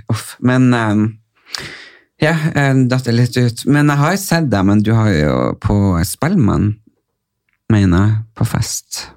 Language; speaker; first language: Norwegian; native; Norwegian